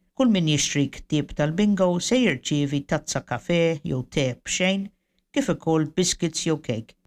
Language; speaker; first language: Maltese; native; Maltese